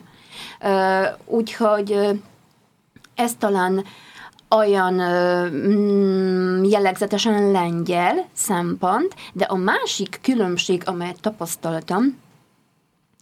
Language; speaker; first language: Hungarian; non-native, fluent; Polish